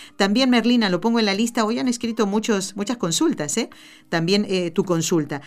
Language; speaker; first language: Spanish; native; Spanish